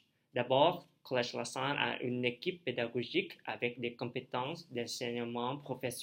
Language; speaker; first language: French; non-native, learner; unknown